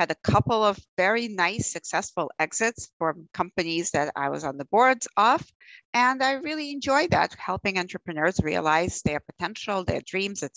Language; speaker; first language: English; early bilingual, other home language; Russian